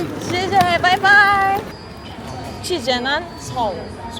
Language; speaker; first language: Chinese; non-native, learner; Korean